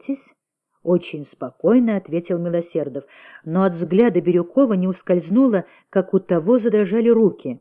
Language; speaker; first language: Russian; native; Russian